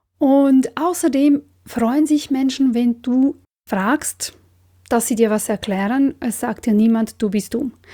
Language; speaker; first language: German; non-native, fluent; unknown